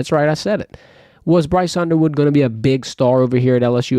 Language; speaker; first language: English; native; English